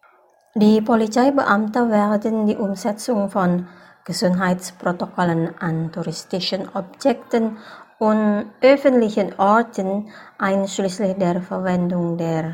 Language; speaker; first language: German; non-native, fluent; Indonesian